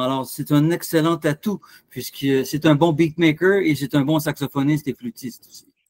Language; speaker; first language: French; native; French